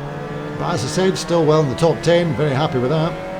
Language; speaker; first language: English; native; English